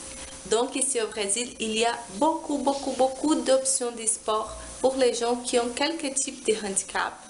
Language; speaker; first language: French; non-native, learner; Portuguese